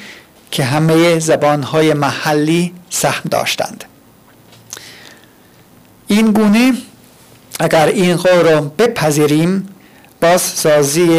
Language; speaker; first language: Persian; non-native, fluent; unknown